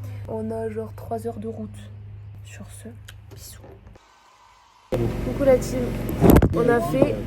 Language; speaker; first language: French; native; French